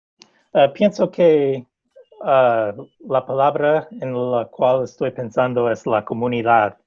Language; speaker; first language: Spanish; non-native, fluent; English